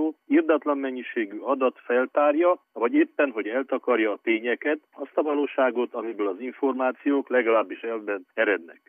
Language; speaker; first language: Hungarian; native; Hungarian